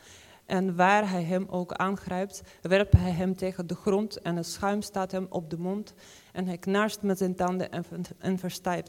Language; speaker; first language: Dutch; non-native, fluent; Ukrainian